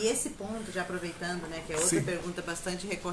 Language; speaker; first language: Portuguese; native; Portuguese